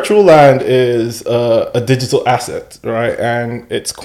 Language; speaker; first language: English; non-native, local second language; Yoruba